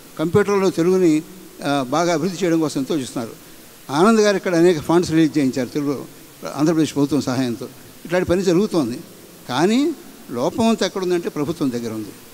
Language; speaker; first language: Telugu; native; Telugu